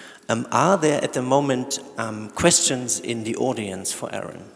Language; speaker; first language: English; non-native, fluent; German